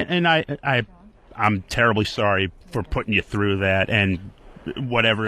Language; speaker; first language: English; native; English